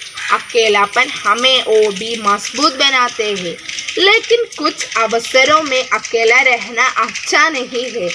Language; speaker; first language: Hindi; non-native, local second language; Malayalam